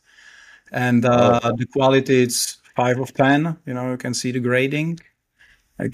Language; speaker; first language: English; non-native, fluent; Czech